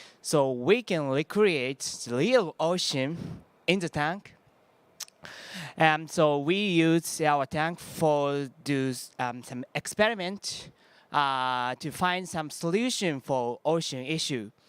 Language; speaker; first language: English; non-native, learner; Japanese